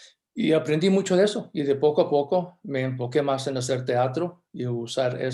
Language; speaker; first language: Spanish; early bilingual, heritage; Spanish